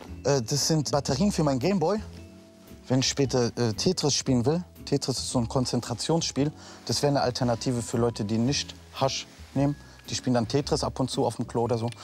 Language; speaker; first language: German; native; German